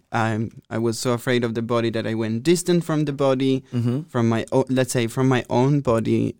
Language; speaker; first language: English; non-native, fluent; Italian